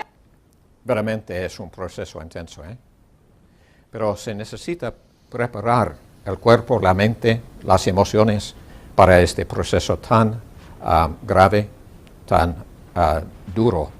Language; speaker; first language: Spanish; non-native, learner; English